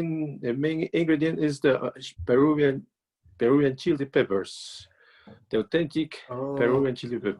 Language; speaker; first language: English; non-native, learner; Spanish